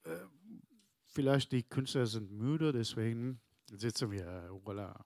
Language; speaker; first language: German; non-native, learner; Turkish